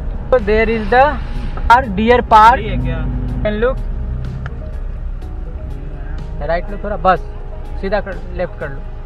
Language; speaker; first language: English; non-native, local second language; Hindi